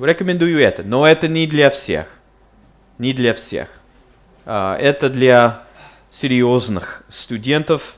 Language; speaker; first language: Russian; non-native, fluent; English